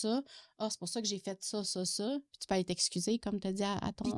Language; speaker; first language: French; native; French